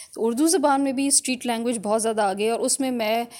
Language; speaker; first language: Urdu; early bilingual, other home language; English